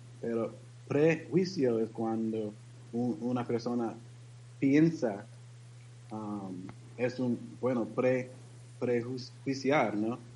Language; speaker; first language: Spanish; non-native, learner; English